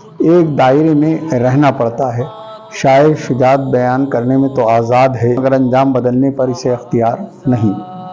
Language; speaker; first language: Urdu; native; Urdu